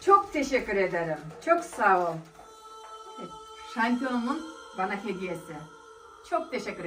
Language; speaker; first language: Turkish; non-native, fluent; Kyrgyz